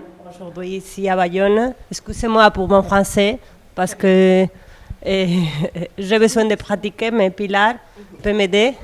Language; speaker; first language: French; non-native, learner; Spanish